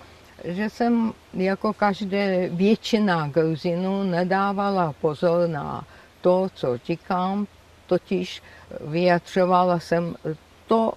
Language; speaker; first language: Czech; non-native, fluent; Georgian